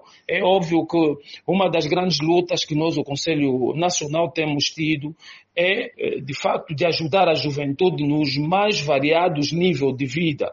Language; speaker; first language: Portuguese; native; Portuguese